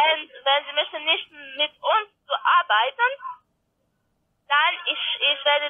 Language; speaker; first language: German; non-native, learner; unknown